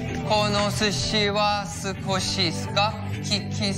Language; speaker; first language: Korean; non-native, fluent; Thai